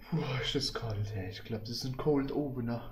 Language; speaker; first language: German; native; German